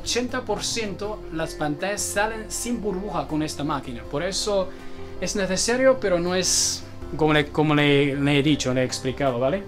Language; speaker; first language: Spanish; non-native, learner; Chinese